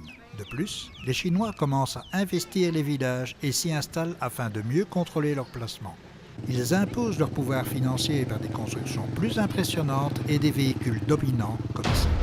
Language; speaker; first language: French; native; French